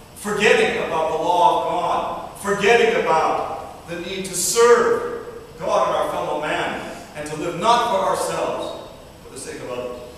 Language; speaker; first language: English; early bilingual, other home language; Russian